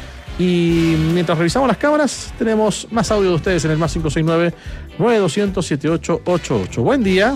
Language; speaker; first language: Spanish; native; Spanish